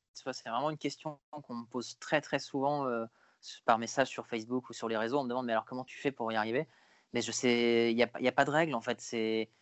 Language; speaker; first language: French; native; French